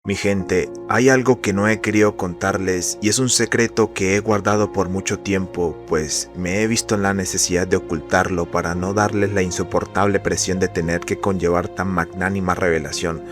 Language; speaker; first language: Spanish; native; Spanish